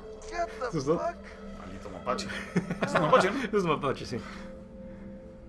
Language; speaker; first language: Spanish; native; Spanish